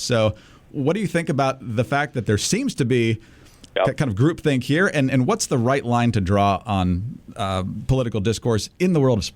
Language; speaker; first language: English; native; English